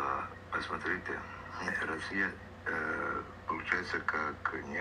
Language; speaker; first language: Russian; non-native, fluent; Serbian